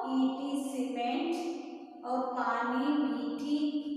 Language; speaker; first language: Hindi; non-native, local second language; Kannada